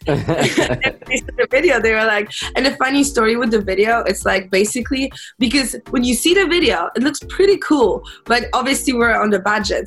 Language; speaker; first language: English; non-native, fluent; Polish